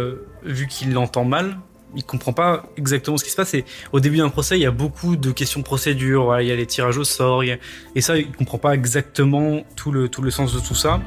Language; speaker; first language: French; native; French